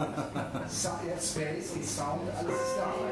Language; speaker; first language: German; native; German